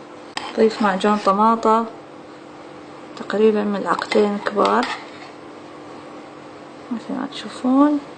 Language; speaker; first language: Arabic; native; Arabic